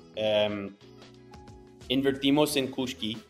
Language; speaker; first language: Spanish; non-native, fluent; English